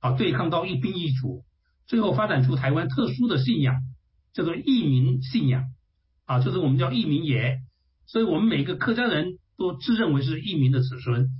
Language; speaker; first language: Chinese; non-native, local second language; Hakka Chinese